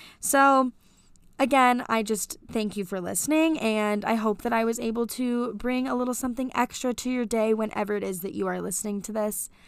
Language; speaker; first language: English; native; English